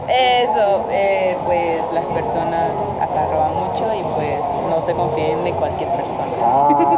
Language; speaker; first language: Spanish; native; Spanish